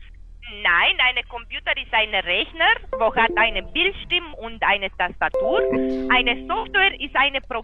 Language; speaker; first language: German; non-native, learner; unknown